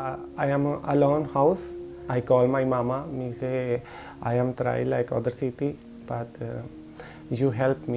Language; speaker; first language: English; non-native, learner; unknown